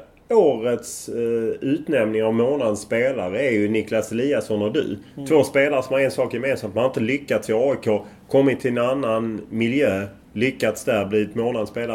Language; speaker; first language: Swedish; native; Swedish